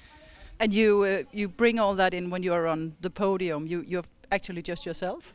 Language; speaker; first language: English; non-native, fluent; Danish